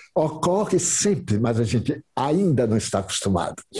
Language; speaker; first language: Portuguese; native; Portuguese